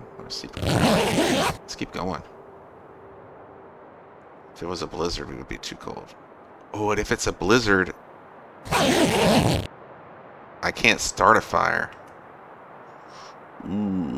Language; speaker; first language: English; native; English